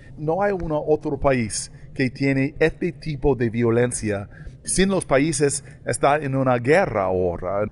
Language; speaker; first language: Spanish; non-native, learner; English